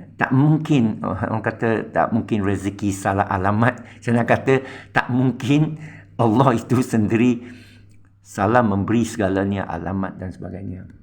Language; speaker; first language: Malay; non-native, local second language; Min Nan Chinese